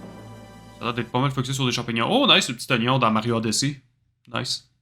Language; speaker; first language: French; native; French